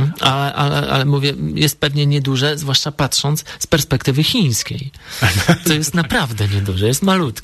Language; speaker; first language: Polish; native; Polish